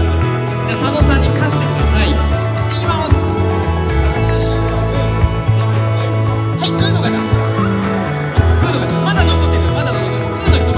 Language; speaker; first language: Japanese; native; Japanese